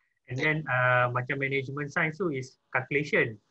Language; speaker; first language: English; non-native, local second language; Malay